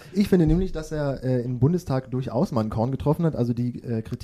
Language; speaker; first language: German; native; German